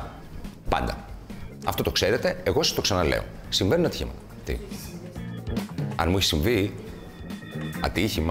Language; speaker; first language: Greek; native; Greek